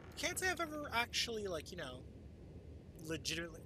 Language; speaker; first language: English; native; English